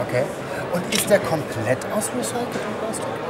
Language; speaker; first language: German; native; German